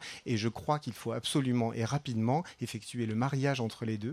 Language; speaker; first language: French; native; French